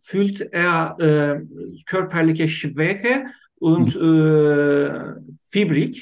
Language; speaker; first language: German; non-native, learner; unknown